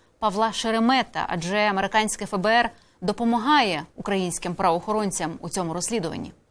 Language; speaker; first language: Ukrainian; native; Ukrainian